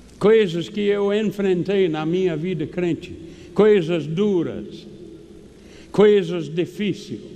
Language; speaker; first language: Portuguese; non-native, fluent; English